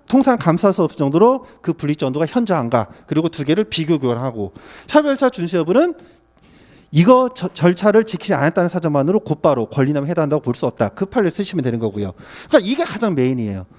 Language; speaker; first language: Korean; native; Korean